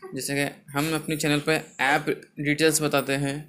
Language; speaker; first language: Hindi; non-native, local second language; Urdu